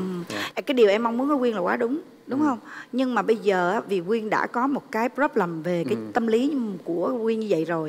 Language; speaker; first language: Vietnamese; native; Vietnamese